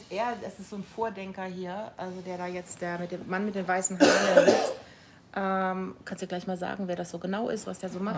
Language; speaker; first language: German; native; German